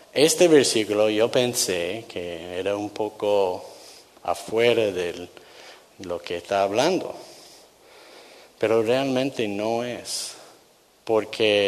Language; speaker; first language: Spanish; non-native, fluent; English